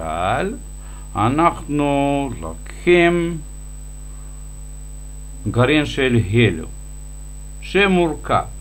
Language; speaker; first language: Hebrew; non-native, fluent; Russian